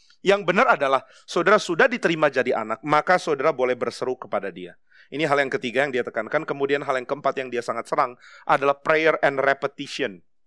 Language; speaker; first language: Indonesian; native; Indonesian